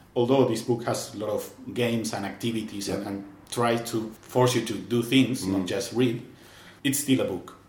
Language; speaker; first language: English; non-native, fluent; Spanish